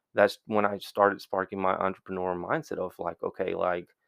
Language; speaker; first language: English; early bilingual, other home language; Spanish